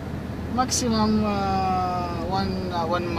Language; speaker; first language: English; non-native, learner; Arabic